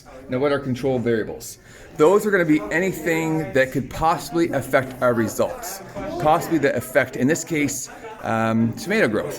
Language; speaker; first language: English; native; English